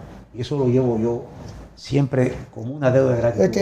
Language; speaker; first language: Spanish; native; Spanish